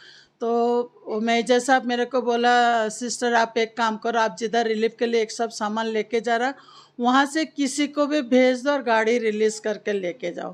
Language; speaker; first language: Hindi; non-native, local second language; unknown